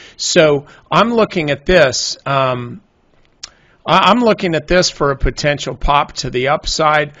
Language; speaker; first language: English; native; English